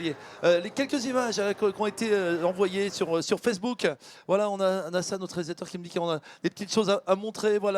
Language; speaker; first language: French; native; French